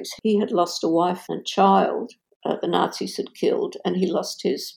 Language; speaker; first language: English; native; English